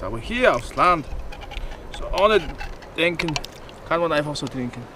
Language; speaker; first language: German; non-native, learner; Mongolian